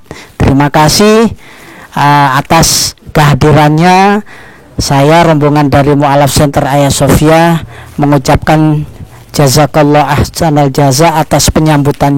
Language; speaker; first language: Indonesian; native; Indonesian